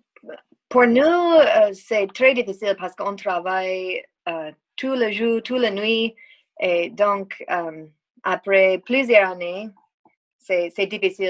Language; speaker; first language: French; non-native, learner; English